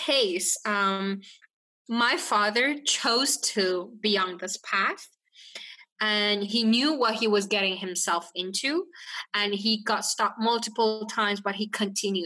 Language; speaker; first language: English; non-native, fluent; Chinese